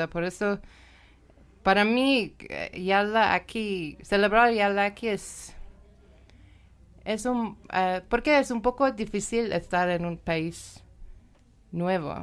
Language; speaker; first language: Spanish; non-native, learner; Persian